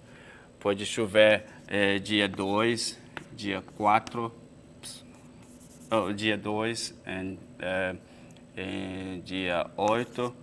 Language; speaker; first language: Portuguese; non-native, fluent; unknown